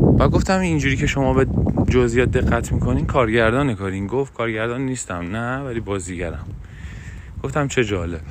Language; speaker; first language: Persian; non-native, local second language; Azerbaijani